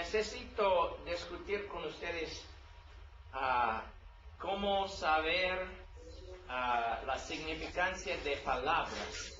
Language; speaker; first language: Spanish; non-native, learner; English